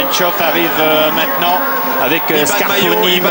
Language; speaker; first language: French; native; French